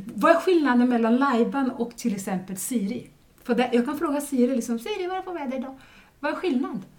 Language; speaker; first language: Swedish; non-native, fluent; Portuguese